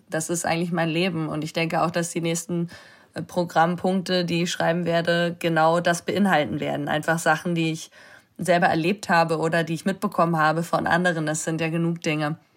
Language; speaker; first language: German; native; German